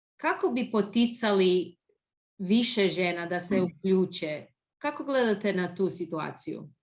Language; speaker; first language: Bosnian; early bilingual, heritage; Croatian